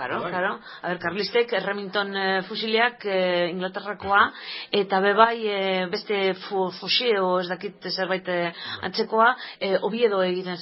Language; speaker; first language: Basque; non-native, local second language; Spanish